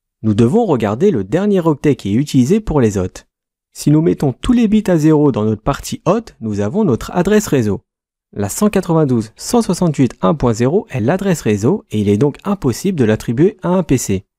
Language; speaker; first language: French; native; French